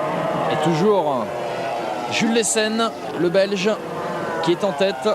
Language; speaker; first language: French; native; French